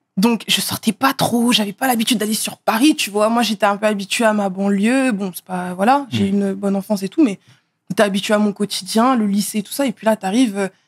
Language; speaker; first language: French; native; French